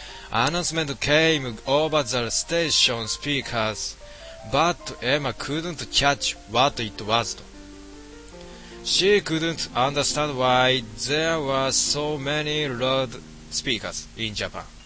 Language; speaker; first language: English; non-native, learner; Japanese